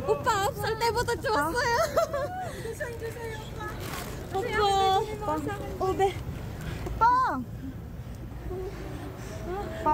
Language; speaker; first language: Korean; non-native, learner; Urdu